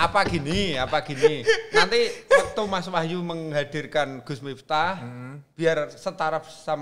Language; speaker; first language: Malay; non-native, local second language; Javanese